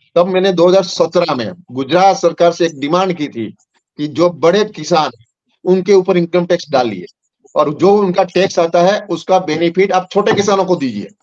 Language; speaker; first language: Hindi; non-native, local second language; Gujarati